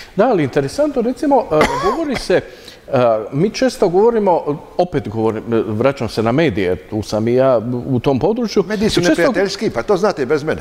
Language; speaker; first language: Croatian; native; Croatian